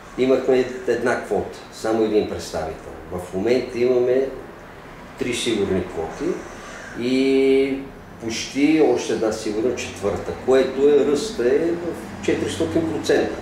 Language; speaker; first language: Bulgarian; native; Bulgarian